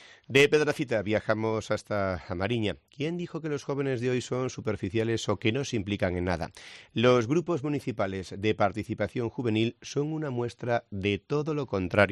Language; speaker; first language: Spanish; native; Spanish